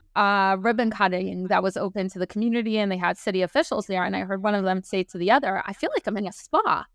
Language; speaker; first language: English; native; English